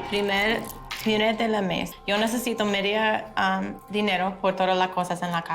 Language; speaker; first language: Spanish; non-native, learner; English